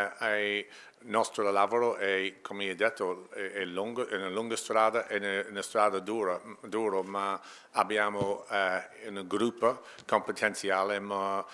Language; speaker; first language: Italian; non-native, learner; English